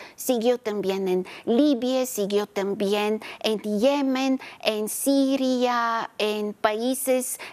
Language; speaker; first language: Spanish; non-native, fluent; Bulgarian